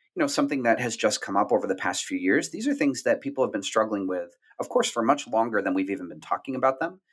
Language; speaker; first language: English; native; English